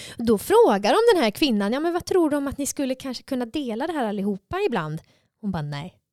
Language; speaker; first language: Swedish; native; Swedish